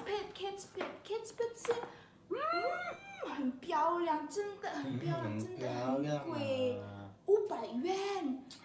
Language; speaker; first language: Chinese; non-native, learner; Indonesian